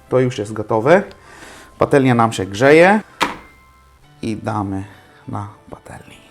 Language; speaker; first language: Polish; non-native, fluent; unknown